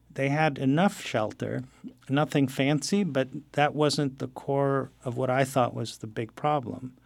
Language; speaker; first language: English; non-native, fluent; Arabic